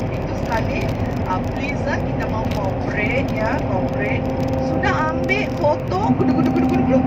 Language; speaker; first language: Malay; non-native, local second language; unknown